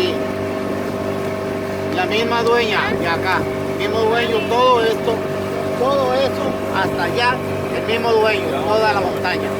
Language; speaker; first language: Spanish; native; Spanish